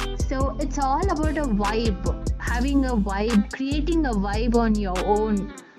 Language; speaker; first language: English; non-native, local second language; Kannada